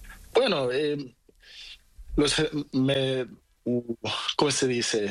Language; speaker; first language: Spanish; non-native, learner; Portuguese